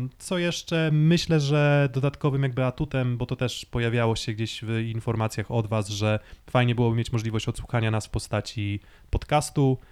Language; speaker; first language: Polish; native; Polish